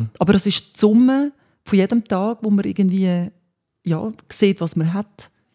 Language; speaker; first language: German; early bilingual, other home language; Swiss German